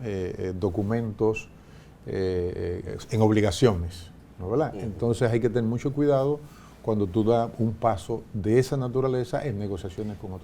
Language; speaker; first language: Spanish; native; Spanish